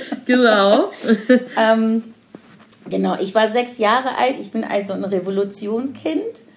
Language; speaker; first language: German; non-native, fluent; Persian